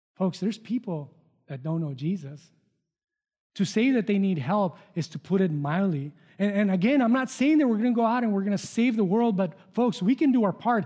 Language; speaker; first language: English; non-native, fluent; Spanish